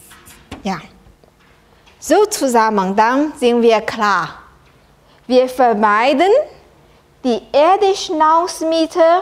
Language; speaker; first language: German; non-native, learner; Chinese